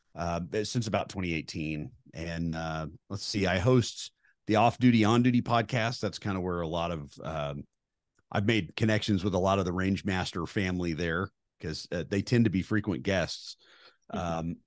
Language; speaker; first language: English; native; English